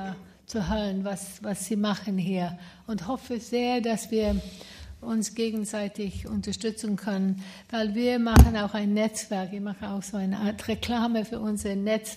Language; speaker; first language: German; non-native, fluent; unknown